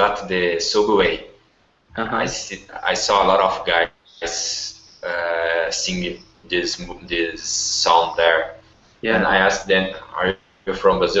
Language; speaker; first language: English; non-native, learner; Portuguese